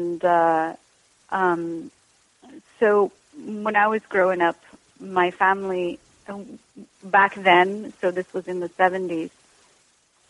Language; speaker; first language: English; non-native, fluent; Arabic